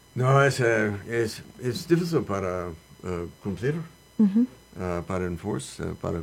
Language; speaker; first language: Spanish; non-native, learner; English